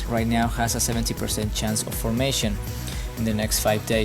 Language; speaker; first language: English; non-native, fluent; Spanish